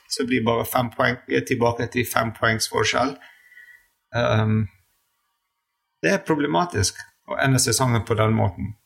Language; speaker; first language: Norwegian; non-native, fluent; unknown